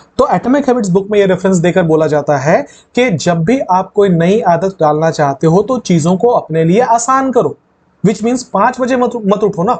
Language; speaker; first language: Hindi; native; Hindi